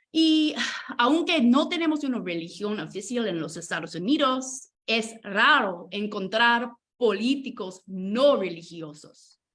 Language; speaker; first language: Spanish; non-native, fluent; English